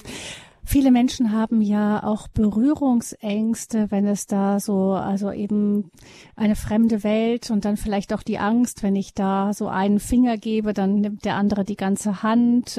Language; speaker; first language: German; native; German